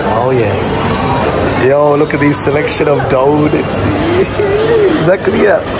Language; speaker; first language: English; early bilingual, other home language; Hindi